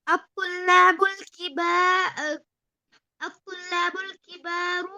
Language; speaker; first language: Arabic; non-native, learner; Urdu